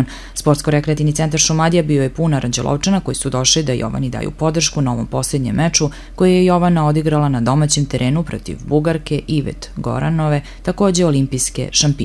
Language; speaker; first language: Serbian; native; Serbian